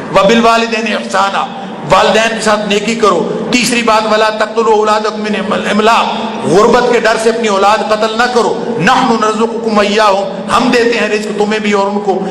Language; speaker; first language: Urdu; non-native, local second language; Punjabi